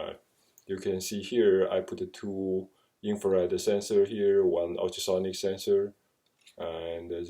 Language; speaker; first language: English; non-native, fluent; Chinese